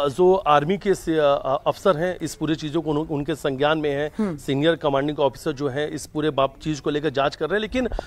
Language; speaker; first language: Hindi; native; Hindi